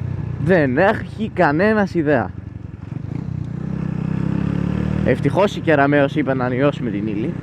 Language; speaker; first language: Greek; native; Greek